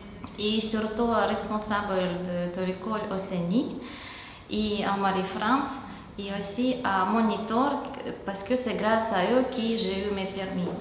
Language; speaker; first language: French; non-native, fluent; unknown